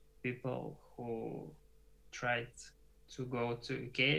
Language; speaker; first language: English; non-native, learner; Russian